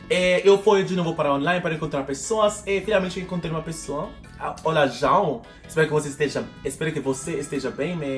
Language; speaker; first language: Portuguese; non-native, fluent; English